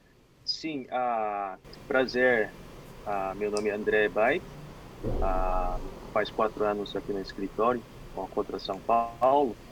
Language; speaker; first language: Portuguese; non-native, fluent; Korean